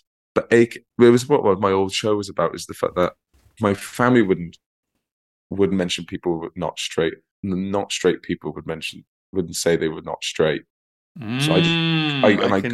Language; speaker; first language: English; native; English